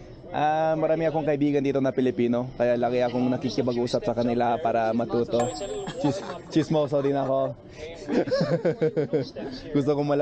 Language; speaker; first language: Filipino; non-native, fluent; English